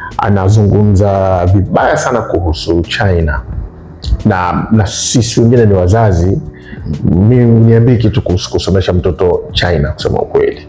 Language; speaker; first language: Swahili; native; Swahili